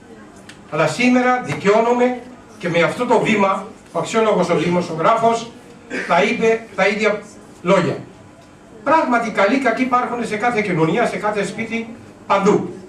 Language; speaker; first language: Greek; non-native, learner; Urdu